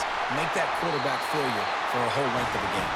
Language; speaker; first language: English; native; English